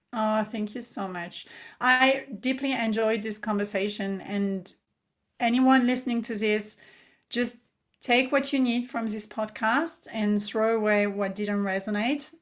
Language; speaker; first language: English; non-native, fluent; French